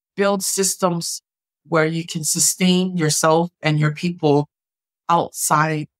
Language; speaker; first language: English; native; English